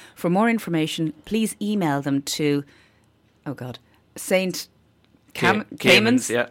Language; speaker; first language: English; native; English